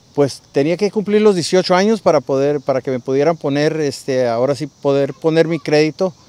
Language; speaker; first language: Spanish; native; Spanish